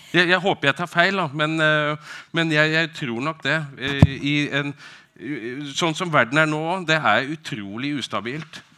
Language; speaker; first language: Norwegian; native; Norwegian